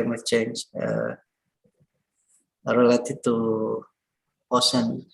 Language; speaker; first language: English; non-native, learner; Indonesian